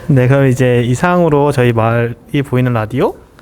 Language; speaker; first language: Korean; native; Korean